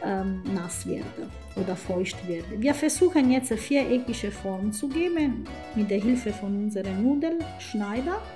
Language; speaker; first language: German; non-native, fluent; Italian